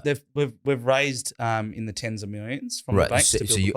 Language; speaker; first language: English; native; English